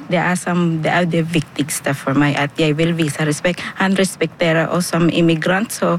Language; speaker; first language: Norwegian; non-native, fluent; Filipino